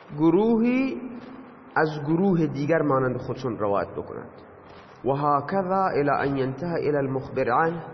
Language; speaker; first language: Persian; non-native, local second language; Baluchi